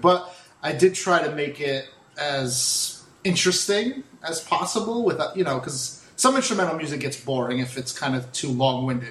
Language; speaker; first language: English; native; English